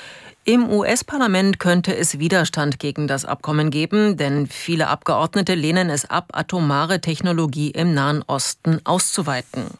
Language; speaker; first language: German; native; German